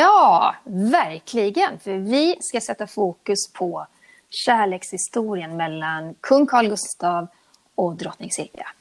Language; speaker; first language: Swedish; native; Swedish